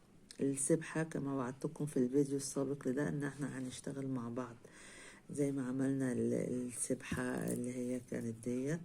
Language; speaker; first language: Arabic; native; Arabic